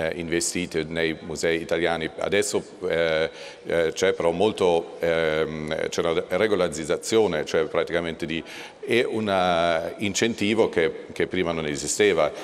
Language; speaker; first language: Italian; non-native, fluent; German